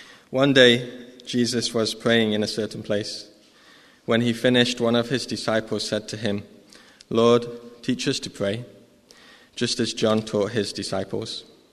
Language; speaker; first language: English; native; English